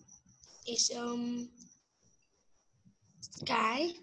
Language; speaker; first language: English; non-native, learner; Vietnamese